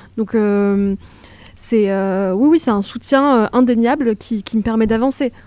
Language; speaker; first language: French; native; French